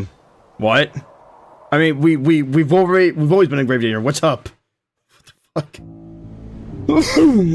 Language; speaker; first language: English; native; English